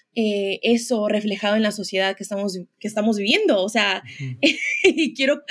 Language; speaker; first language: Spanish; early bilingual, heritage; Spanish